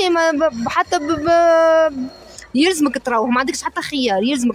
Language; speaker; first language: Arabic; native; Arabic